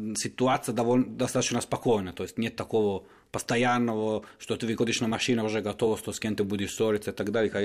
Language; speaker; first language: Russian; non-native, fluent; Italian